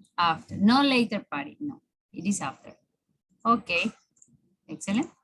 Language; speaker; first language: English; non-native, fluent; Spanish